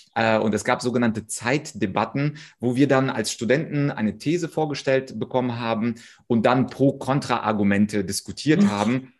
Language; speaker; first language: German; early bilingual, other home language; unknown